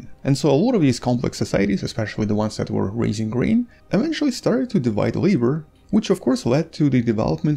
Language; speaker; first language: English; non-native, fluent; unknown